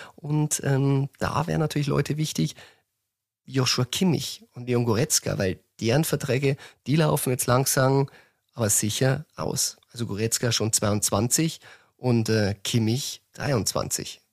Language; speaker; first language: German; native; German